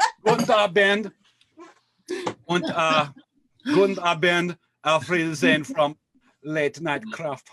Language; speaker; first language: German; non-native, learner; English